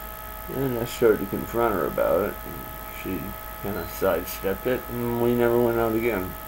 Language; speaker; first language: English; native; English